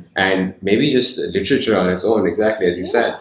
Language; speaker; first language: English; non-native, local second language; Urdu